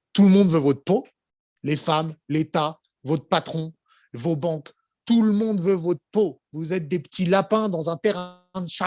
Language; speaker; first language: French; native; French